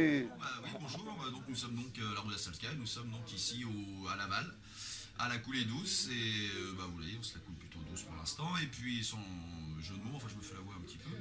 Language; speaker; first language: French; native; French